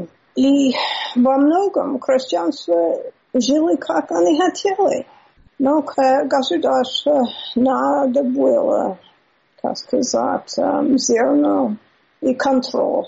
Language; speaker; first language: Russian; non-native, learner; English